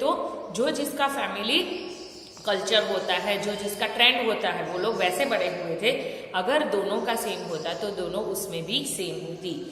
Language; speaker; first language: Hindi; non-native, local second language; Gujarati